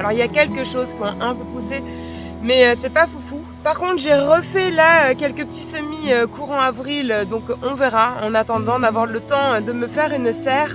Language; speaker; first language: French; native; French